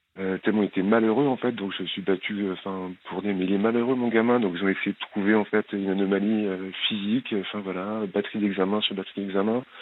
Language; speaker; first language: French; native; French